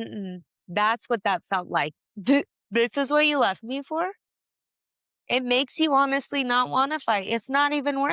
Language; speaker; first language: English; native; English